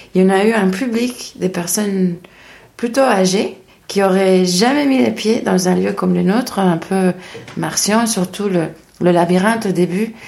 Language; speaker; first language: French; non-native, fluent; Spanish